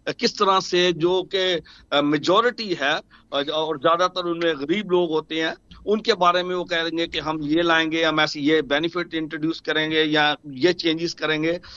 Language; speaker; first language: Urdu; non-native, local second language; Punjabi